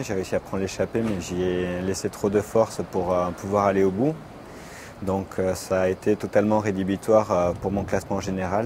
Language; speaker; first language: French; native; French